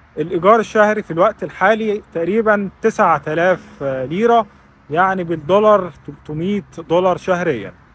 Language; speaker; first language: Arabic; native; Arabic